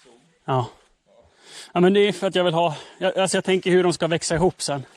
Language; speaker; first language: Swedish; native; Swedish